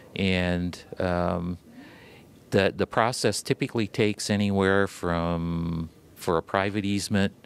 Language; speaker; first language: English; native; English